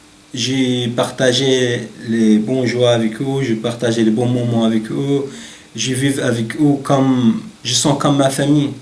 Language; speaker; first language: French; non-native, learner; Arabic